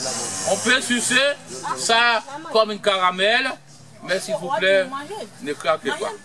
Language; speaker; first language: French; non-native, fluent; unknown